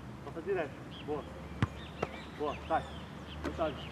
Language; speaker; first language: Portuguese; native; Portuguese